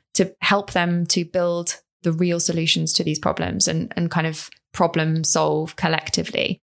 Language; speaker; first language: English; native; English